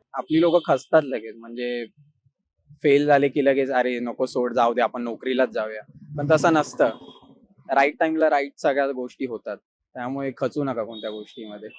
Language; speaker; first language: Marathi; native; Marathi